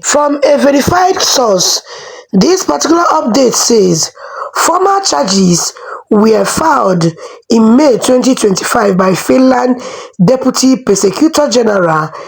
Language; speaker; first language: English; non-native, local second language; Igbo